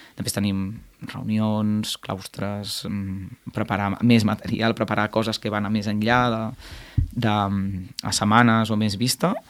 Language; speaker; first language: Catalan; native; Catalan